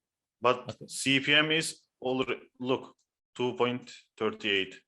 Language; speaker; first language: English; non-native, fluent; Turkish